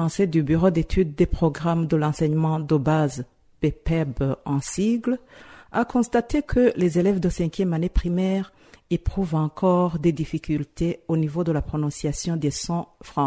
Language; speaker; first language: French; non-native, local second language; Rundi